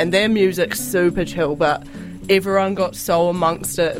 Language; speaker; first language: English; native; English